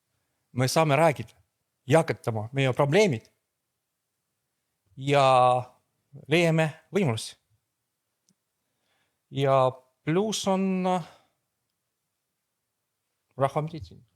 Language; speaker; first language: Estonian; non-native, fluent; Russian